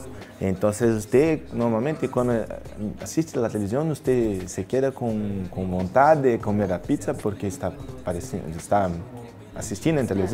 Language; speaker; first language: Spanish; non-native, learner; Portuguese